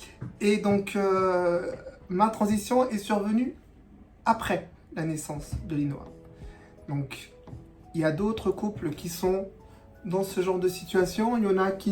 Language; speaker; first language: French; native; French